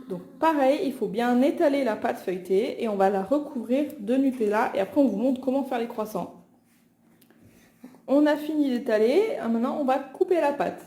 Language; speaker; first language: French; native; French